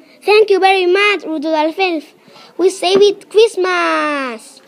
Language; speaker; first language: English; non-native, learner; Spanish